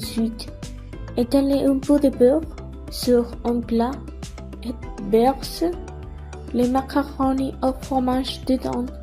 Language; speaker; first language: French; non-native, learner; Spanish